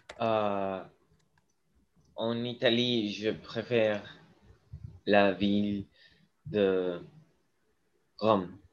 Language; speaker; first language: French; non-native, learner; English